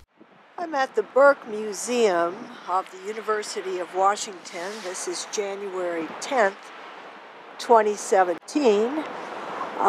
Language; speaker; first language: English; native; English